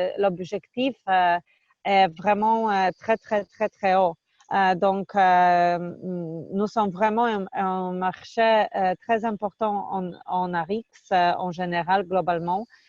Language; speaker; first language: French; non-native, fluent; Polish